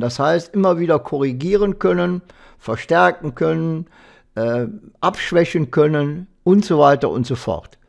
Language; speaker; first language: German; native; German